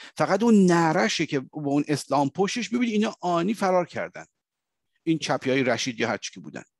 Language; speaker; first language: Persian; native; Persian